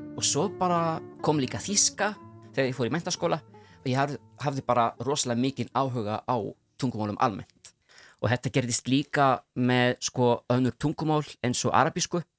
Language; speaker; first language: Icelandic; non-native, fluent; Italian